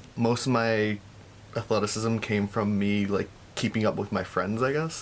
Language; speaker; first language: English; native; English